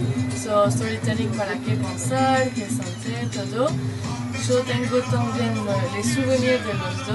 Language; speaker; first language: Spanish; non-native, learner; French